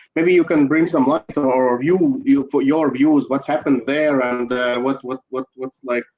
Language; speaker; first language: English; non-native, fluent; Latvian